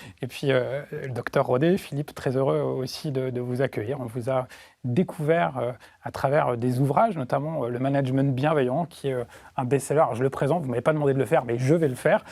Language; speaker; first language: French; native; French